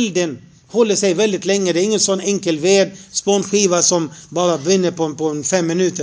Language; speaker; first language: Swedish; non-native, fluent; Arabic